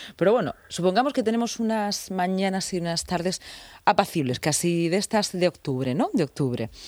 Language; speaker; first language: Spanish; native; Spanish